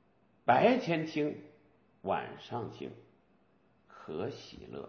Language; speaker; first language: Chinese; native; Chinese